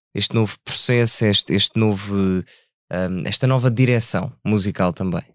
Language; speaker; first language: Portuguese; early bilingual, other home language; French